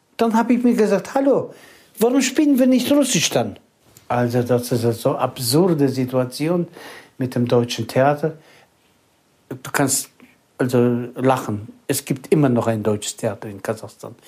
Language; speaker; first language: German; early bilingual, heritage; Russian